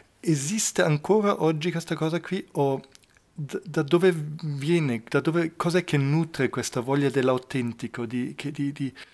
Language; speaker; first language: Italian; non-native, fluent; German